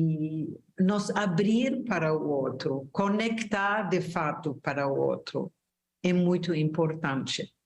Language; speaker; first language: Portuguese; non-native, fluent; German